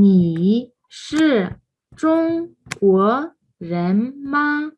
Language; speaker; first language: Chinese; non-native, fluent; Mongolian